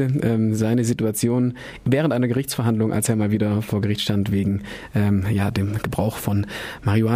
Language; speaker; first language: German; native; German